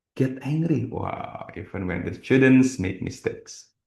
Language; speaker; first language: English; non-native, fluent; Indonesian